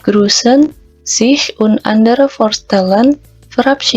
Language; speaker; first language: German; non-native, fluent; Indonesian